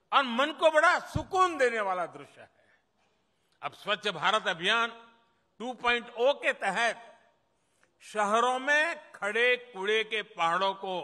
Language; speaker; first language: Hindi; non-native, local second language; Gujarati